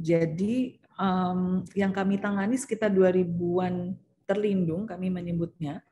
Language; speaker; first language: Indonesian; native; Indonesian